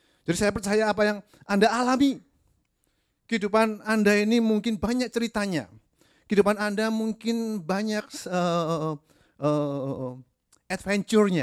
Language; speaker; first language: Indonesian; native; Indonesian